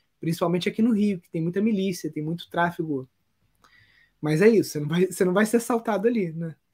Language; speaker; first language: Portuguese; native; Portuguese